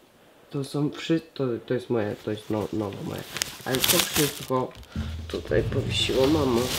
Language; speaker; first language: Polish; non-native, fluent; Russian